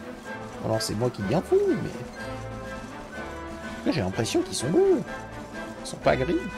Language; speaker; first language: French; native; French